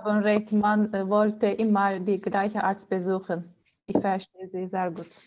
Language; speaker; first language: German; non-native, learner; Turkish